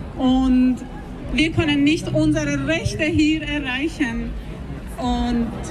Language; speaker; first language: German; non-native, fluent; Persian